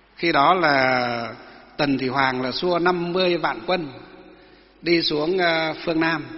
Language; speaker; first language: Vietnamese; non-native, local second language; Muong